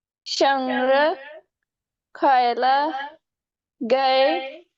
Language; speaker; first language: Chinese; non-native, learner; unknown